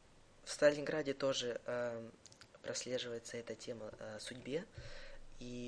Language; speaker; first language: Russian; early bilingual, heritage; Russian